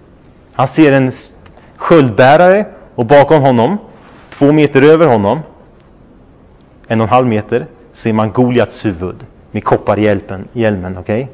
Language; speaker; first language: Swedish; non-native, fluent; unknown